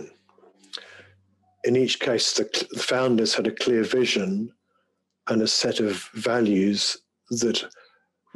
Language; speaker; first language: English; native; English